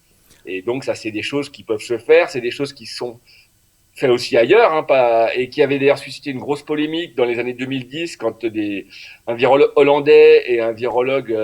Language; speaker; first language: French; native; French